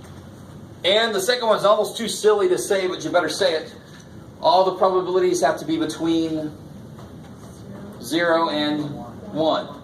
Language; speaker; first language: English; native; English